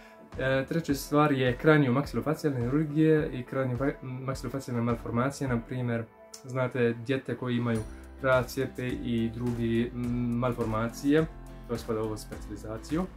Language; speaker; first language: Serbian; non-native, learner; Arabic